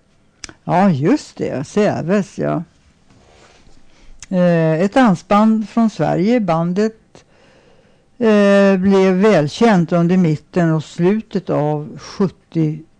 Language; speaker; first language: Swedish; native; Swedish